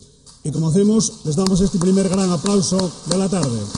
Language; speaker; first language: Spanish; native; Spanish